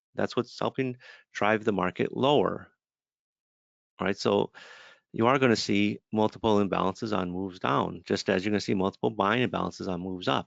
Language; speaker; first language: English; native; English